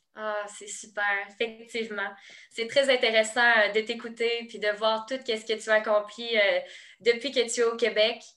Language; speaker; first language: French; native; French